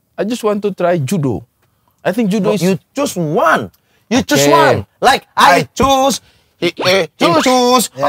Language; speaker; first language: English; non-native, learner; Indonesian